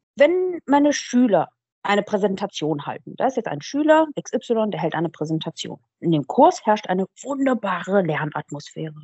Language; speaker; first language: German; early bilingual, other home language; Persian